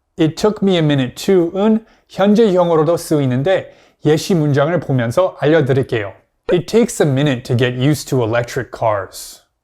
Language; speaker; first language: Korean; non-native, fluent; English